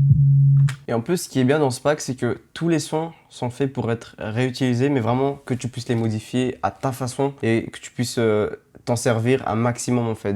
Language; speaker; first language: French; native; French